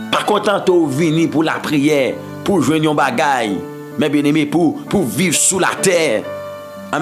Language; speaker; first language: French; non-native, local second language; Haitian Creole